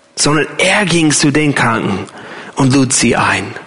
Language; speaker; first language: German; non-native, fluent; English